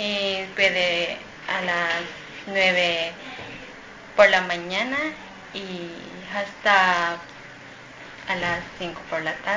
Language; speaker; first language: Spanish; non-native, learner; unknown